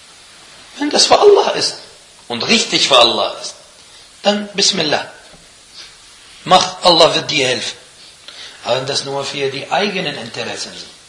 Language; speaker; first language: German; non-native, fluent; Arabic